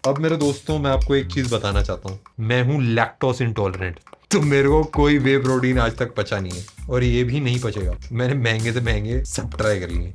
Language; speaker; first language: Hindi; native; Hindi